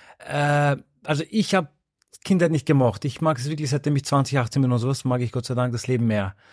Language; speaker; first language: German; early bilingual, other home language; Turkish